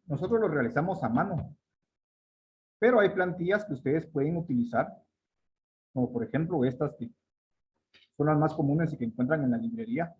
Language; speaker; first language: Spanish; native; Spanish